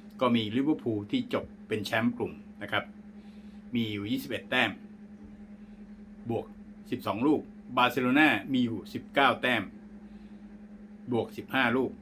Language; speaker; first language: Thai; native; Thai